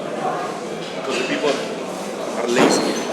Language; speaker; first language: English; non-native, learner; Spanish